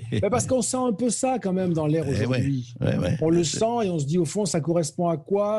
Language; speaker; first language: French; native; French